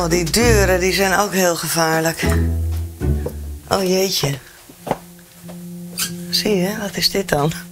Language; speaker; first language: Dutch; native; Dutch